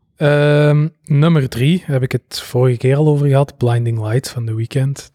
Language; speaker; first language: Dutch; native; Dutch